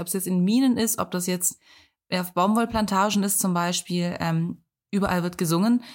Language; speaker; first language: German; native; German